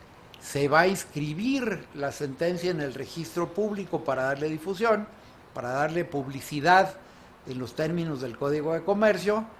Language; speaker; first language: Spanish; native; Spanish